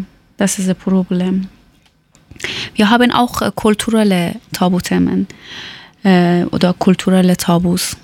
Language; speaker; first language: German; non-native, learner; Persian